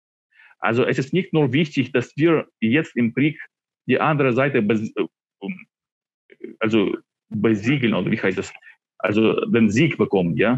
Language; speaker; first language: German; non-native, fluent; Ukrainian